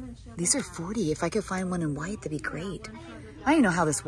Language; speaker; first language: English; native; English